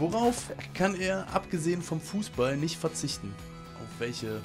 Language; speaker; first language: German; native; German